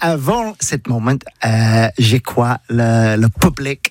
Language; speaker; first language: French; non-native, learner; English